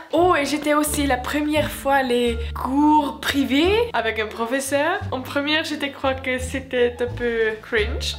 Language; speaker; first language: French; non-native, learner; Swiss German